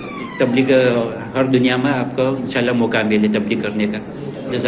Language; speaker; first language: Hindi; non-native, learner; Gujarati